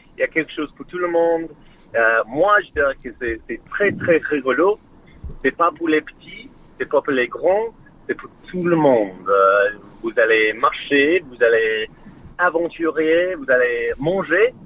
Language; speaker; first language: French; non-native, learner; English